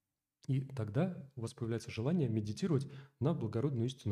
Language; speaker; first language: Russian; native; Russian